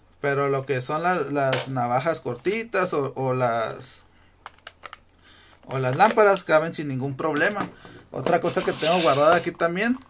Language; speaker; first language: Spanish; native; Spanish